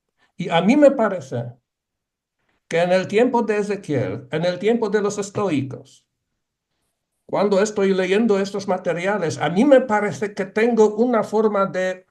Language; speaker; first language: Spanish; non-native, fluent; Polish